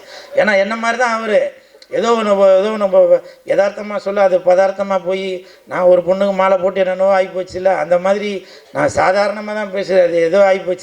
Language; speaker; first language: Tamil; native; Tamil